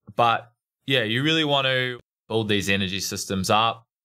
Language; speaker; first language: English; native; English